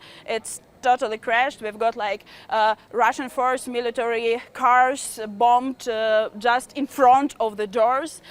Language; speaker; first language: English; non-native, fluent; Ukrainian